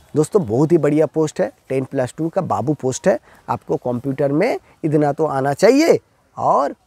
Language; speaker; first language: Hindi; non-native, local second language; Bangla